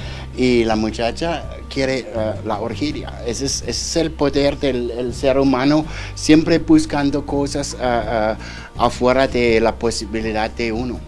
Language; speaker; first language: Spanish; non-native, learner; German